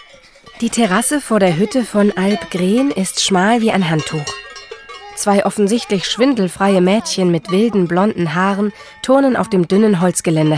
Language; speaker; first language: German; native; German